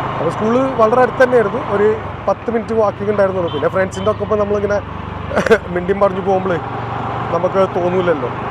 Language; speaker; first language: Malayalam; early bilingual, heritage; Malayalam